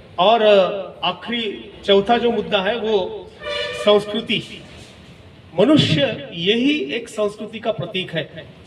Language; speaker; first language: Hindi; non-native, local second language; Marathi